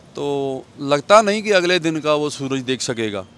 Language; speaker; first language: Hindi; native; Hindi